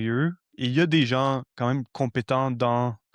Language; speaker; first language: French; native; French